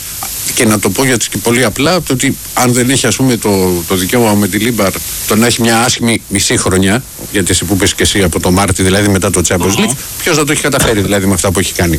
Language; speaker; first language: Greek; native; Greek